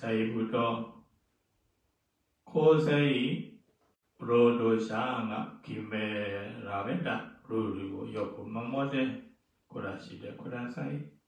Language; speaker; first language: Japanese; non-native, fluent; Burmese